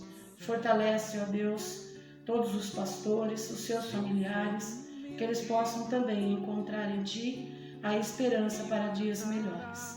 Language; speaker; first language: Portuguese; native; Portuguese